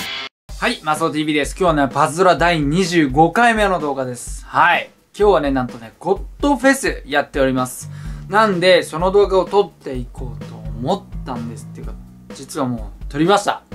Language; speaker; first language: Japanese; native; Japanese